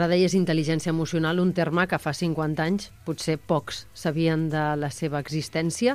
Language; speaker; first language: Catalan; native; Catalan